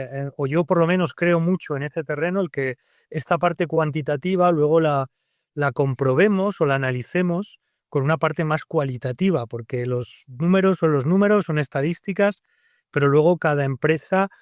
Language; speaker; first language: Spanish; native; Spanish